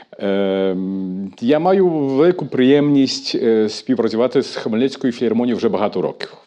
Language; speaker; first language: Ukrainian; early bilingual, heritage; Ukrainian